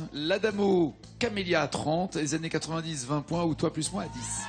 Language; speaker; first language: French; native; French